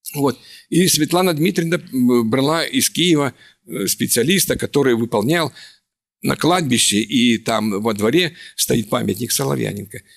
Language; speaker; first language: Russian; native; Russian